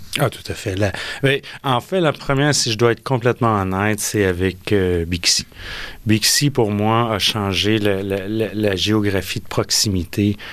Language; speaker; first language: French; native; French